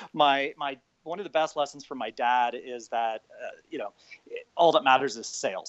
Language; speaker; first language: English; native; English